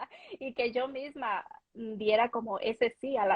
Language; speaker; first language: Spanish; native; Spanish